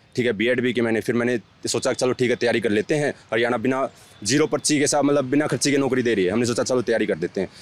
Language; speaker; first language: Hindi; native; Hindi